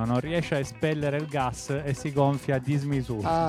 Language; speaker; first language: Italian; native; Italian